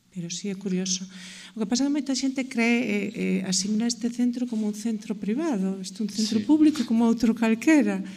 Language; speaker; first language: Galician; non-native, local second language; Spanish